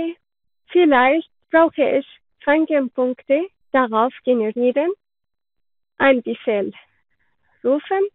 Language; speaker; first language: German; non-native, learner; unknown